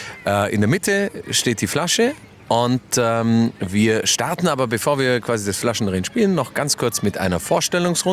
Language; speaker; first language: German; native; German